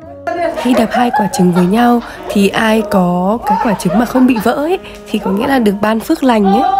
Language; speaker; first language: Vietnamese; native; Vietnamese